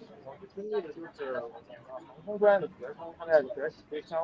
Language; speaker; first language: Chinese; native; Chinese